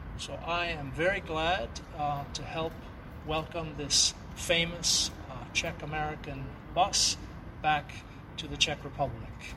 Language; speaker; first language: English; native; English